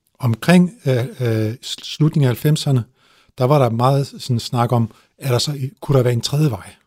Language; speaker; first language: Danish; early bilingual, other home language; Turkish